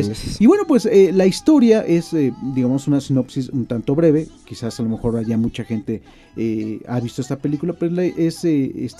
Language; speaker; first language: Spanish; native; Spanish